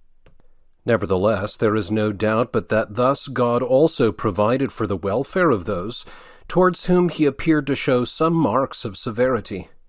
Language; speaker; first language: English; native; English